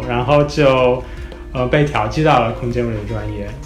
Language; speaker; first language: Chinese; native; Chinese